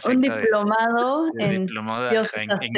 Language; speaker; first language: Spanish; native; Spanish